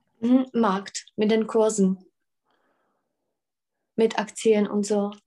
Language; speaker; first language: German; non-native, fluent; Czech